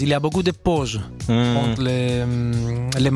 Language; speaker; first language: French; non-native, fluent; Greek